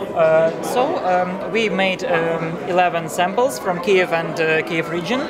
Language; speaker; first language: English; non-native, fluent; Ukrainian